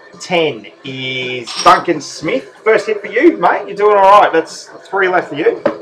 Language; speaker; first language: English; native; English